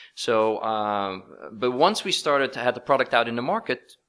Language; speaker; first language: English; non-native, fluent; Dutch